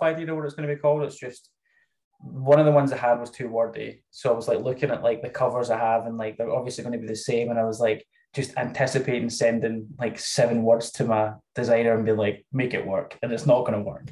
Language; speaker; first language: English; native; English